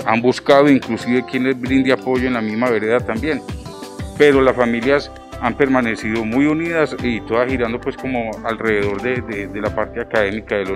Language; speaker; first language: Spanish; native; Spanish